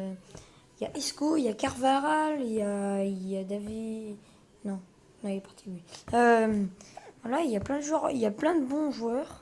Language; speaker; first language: French; early bilingual, other home language; Portuguese